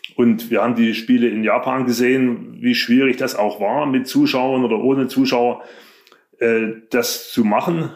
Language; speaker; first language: German; native; German